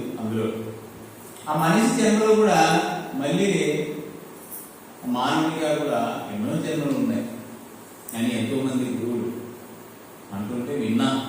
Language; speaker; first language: Telugu; native; Telugu